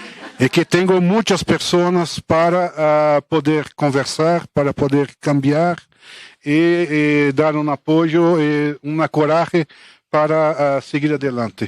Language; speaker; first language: Spanish; non-native, fluent; Portuguese